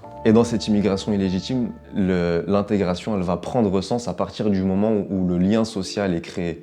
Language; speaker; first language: French; native; French